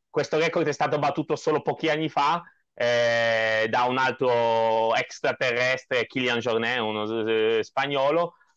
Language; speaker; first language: Italian; non-native, fluent; Polish